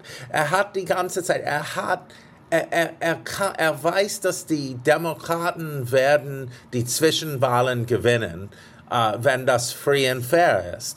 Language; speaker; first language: German; non-native, fluent; English